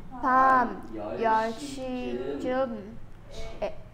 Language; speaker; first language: Korean; non-native, learner; Vietnamese